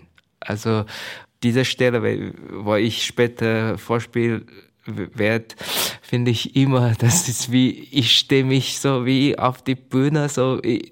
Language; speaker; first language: German; non-native, fluent; Chinese